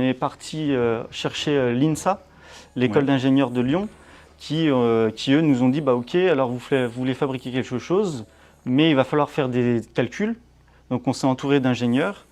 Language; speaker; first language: French; native; French